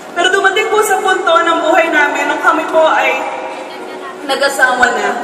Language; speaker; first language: Filipino; native; Filipino